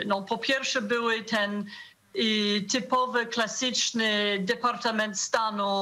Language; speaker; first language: Polish; non-native, fluent; English